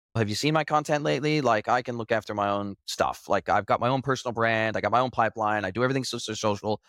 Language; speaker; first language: English; native; English